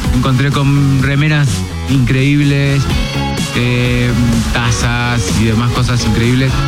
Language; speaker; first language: Spanish; native; Spanish